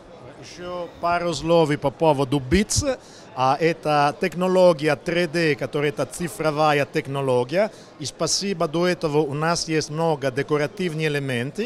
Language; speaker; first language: Russian; non-native, learner; Italian